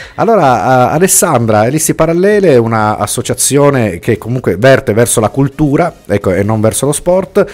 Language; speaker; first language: Italian; native; Italian